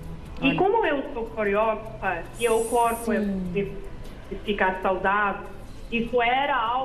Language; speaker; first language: Portuguese; non-native, fluent; Dutch